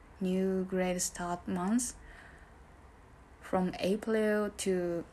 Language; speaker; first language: English; non-native, learner; Japanese